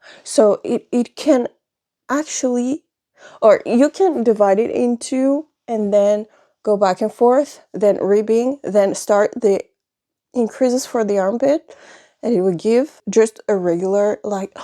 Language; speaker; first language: English; non-native, fluent; French